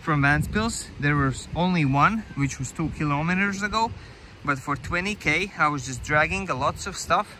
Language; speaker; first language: English; non-native, fluent; Latvian